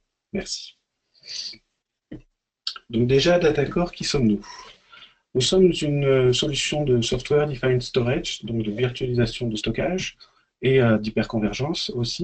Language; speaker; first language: French; native; French